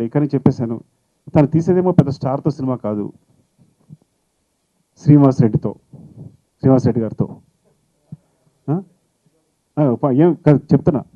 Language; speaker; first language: Telugu; native; Telugu